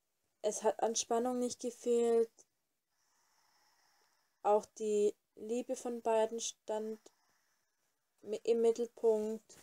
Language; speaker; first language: German; native; German